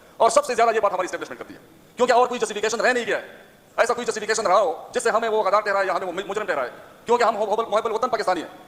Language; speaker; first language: Urdu; non-native, local second language; Pashto